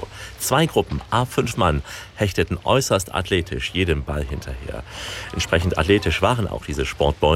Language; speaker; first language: German; native; German